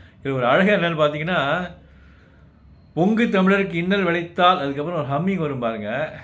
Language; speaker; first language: Tamil; native; Tamil